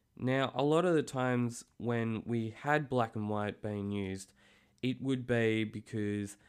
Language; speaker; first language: English; native; English